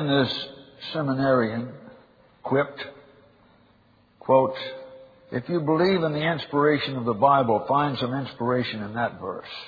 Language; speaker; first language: English; native; English